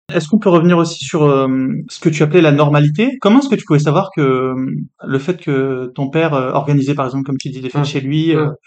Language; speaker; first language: French; native; French